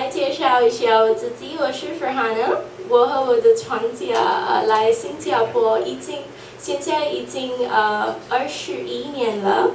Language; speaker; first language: Chinese; non-native, local second language; Urdu